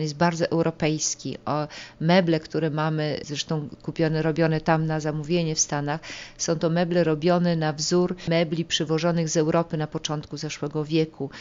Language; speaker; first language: Polish; native; Polish